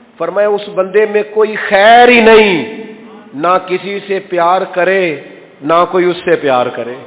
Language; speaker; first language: Urdu; non-native, local second language; Punjabi